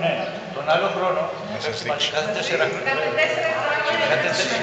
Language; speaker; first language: Greek; early bilingual, heritage; Greek